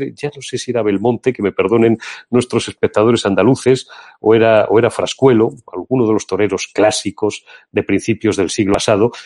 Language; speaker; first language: Spanish; native; Spanish